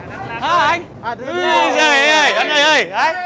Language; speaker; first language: Vietnamese; native; Vietnamese